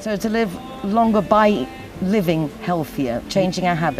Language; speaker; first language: English; native; English